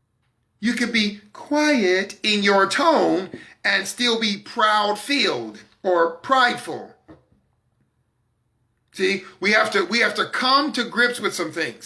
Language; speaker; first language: English; native; English